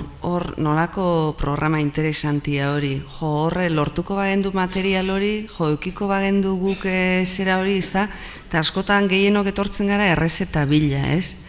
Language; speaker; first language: Basque; native; Basque